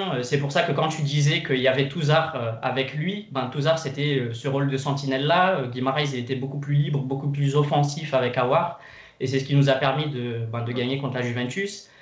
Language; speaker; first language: French; non-native, fluent; Portuguese